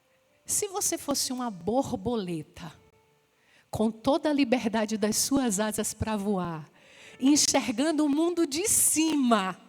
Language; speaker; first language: Portuguese; native; Portuguese